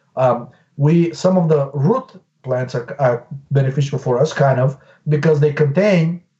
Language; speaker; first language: English; non-native, fluent; Bulgarian